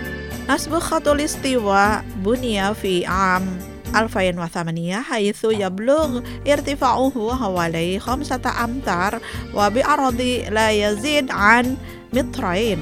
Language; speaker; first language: Arabic; non-native, fluent; Indonesian